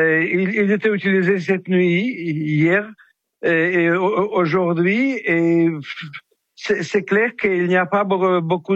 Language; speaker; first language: French; non-native, fluent; Ukrainian